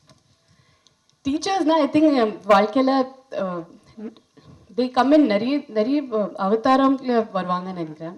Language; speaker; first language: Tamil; non-native, fluent; Hindi